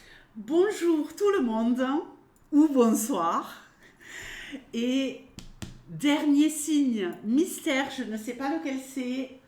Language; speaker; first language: French; native; French